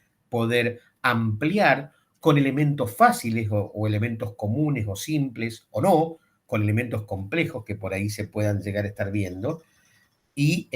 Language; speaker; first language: Spanish; native; Spanish